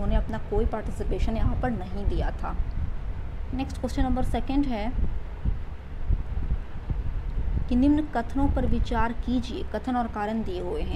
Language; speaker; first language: Hindi; native; Hindi